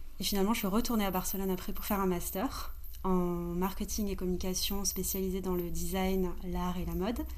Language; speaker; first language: French; native; French